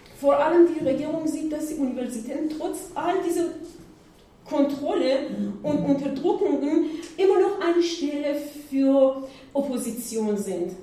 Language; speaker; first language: German; non-native, learner; Persian